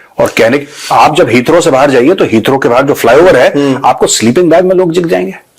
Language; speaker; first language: Hindi; native; Hindi